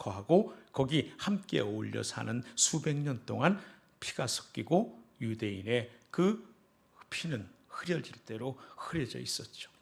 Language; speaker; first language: Korean; native; Korean